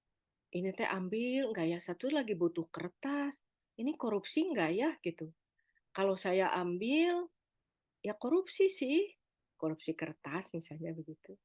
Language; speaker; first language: Indonesian; native; Indonesian